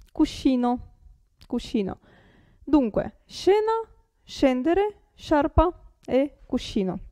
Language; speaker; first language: Italian; non-native, fluent; Romanian